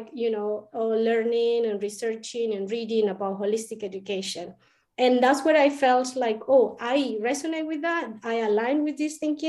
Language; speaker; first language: English; non-native, fluent; Spanish